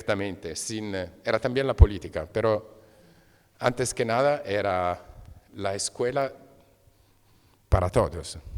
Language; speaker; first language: Spanish; non-native, fluent; Italian